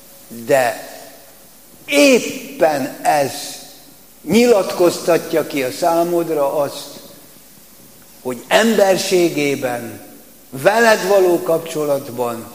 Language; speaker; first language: Hungarian; native; Hungarian